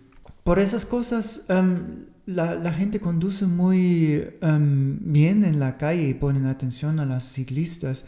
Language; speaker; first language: Spanish; non-native, fluent; German